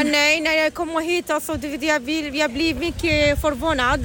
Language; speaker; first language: Swedish; non-native, learner; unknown